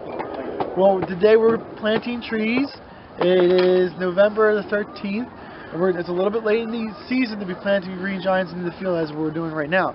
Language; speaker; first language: English; native; English